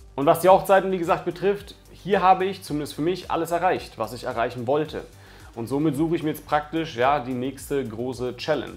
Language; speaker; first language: German; native; German